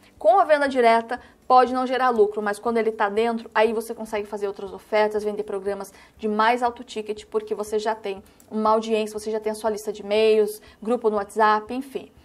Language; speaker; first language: Portuguese; native; Portuguese